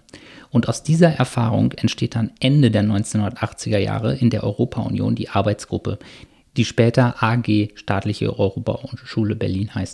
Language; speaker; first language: German; native; German